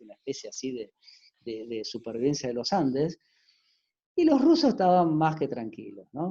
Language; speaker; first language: Spanish; native; Spanish